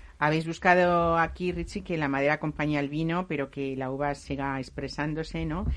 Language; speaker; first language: Spanish; native; Spanish